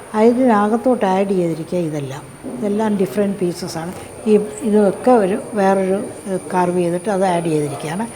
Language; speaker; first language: Malayalam; native; Malayalam